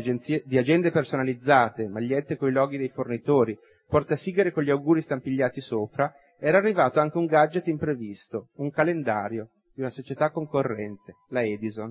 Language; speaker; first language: Italian; native; Italian